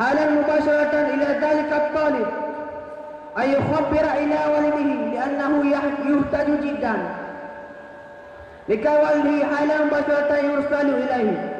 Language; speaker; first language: Arabic; non-native, learner; Indonesian